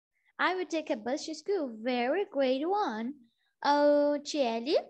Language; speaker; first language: English; non-native, learner; Portuguese